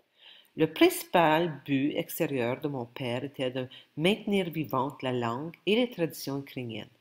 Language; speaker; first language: French; non-native, local second language; Ukrainian